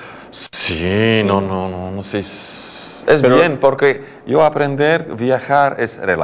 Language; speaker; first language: Spanish; non-native, learner; Dutch